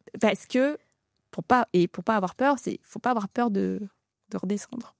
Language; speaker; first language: French; early bilingual, other home language; Tamil